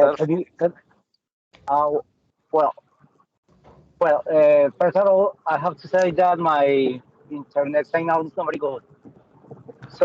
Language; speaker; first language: English; non-native, learner; Spanish